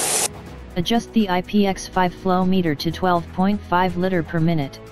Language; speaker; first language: English; non-native, fluent; Chinese